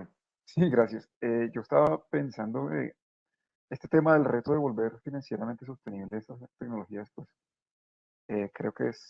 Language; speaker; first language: Spanish; native; Spanish